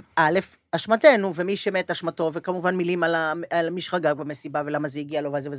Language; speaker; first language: Hebrew; native; Hebrew